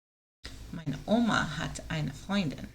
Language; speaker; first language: German; non-native, learner; English